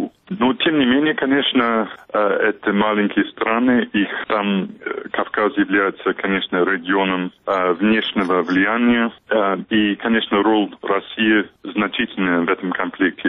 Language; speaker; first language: Russian; non-native, fluent; English